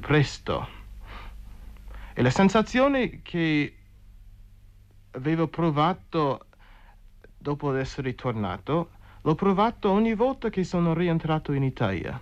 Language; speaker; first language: Italian; non-native, fluent; English